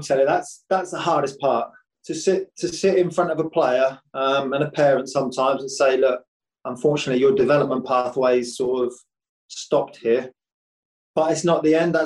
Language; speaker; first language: English; native; English